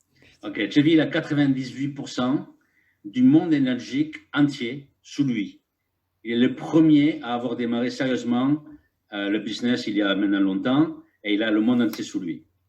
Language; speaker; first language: French; native; French